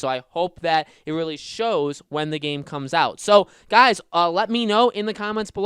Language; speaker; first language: English; native; English